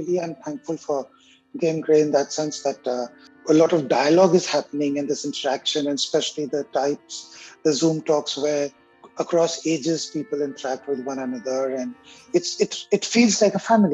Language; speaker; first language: English; non-native, local second language; Hindi